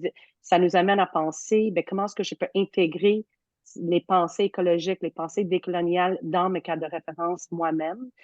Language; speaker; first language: French; native; French